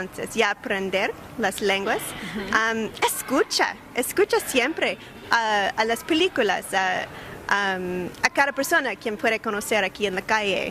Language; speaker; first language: Spanish; non-native, learner; English